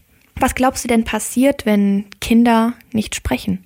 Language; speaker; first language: German; native; German